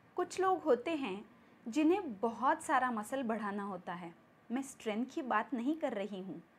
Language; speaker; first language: Hindi; non-native, local second language; Marathi